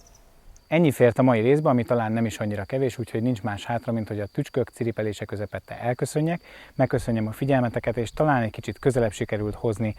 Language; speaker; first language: Hungarian; native; Hungarian